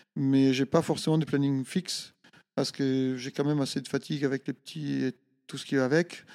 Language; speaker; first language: French; non-native, fluent; Italian